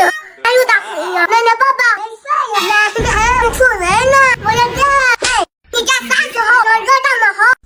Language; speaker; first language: Chinese; native; Chinese